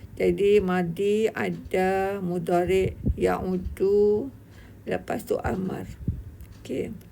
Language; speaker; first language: Malay; native; Malay